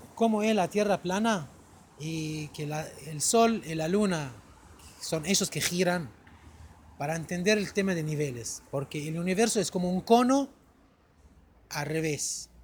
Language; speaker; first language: Spanish; non-native, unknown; Arabic